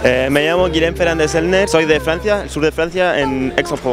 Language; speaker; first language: Spanish; non-native, fluent; French